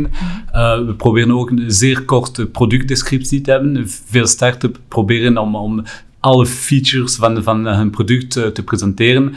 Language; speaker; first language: Dutch; non-native, local second language; French